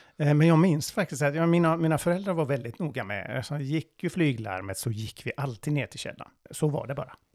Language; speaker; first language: Swedish; non-native, fluent; Persian